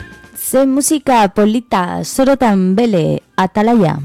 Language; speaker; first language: Basque; non-native, learner; Spanish